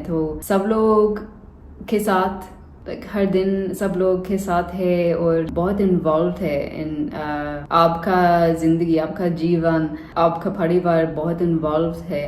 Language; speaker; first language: Hindi; non-native, learner; English